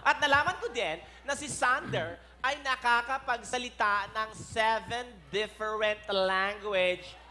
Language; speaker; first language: Filipino; native; Filipino